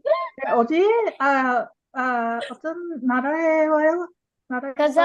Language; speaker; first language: Korean; non-native, learner; English